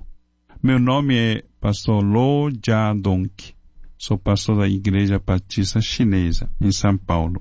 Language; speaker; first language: Portuguese; non-native, fluent; Chinese